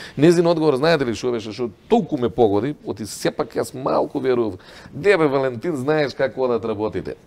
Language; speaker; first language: Macedonian; native; Macedonian